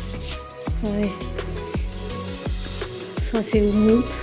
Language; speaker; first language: French; non-native, learner; Marathi